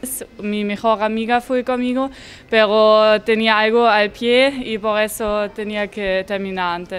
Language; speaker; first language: Spanish; non-native, learner; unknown